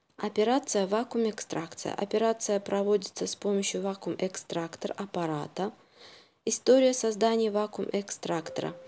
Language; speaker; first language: Russian; non-native, local second language; Uzbek